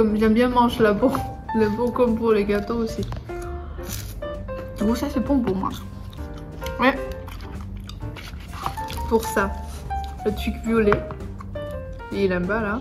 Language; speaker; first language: French; non-native, learner; Chinese